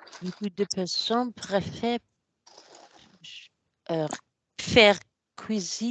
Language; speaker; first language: French; non-native, learner; English